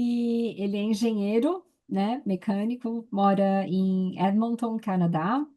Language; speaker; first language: Portuguese; native; Portuguese